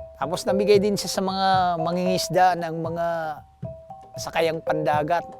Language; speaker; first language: Filipino; non-native, local second language; Waray